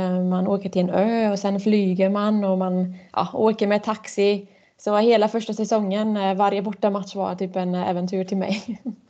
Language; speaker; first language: Swedish; non-native, fluent; German